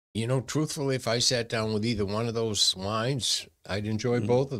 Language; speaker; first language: English; native; English